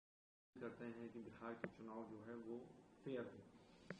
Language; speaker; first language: Hindi; native; Hindi